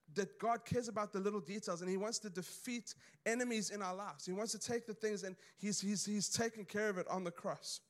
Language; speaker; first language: English; native; English